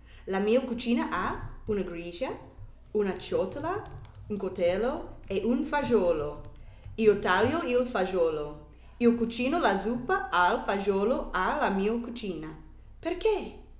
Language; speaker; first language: Italian; non-native, learner; English